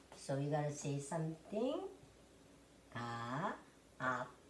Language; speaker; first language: English; non-native, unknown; Korean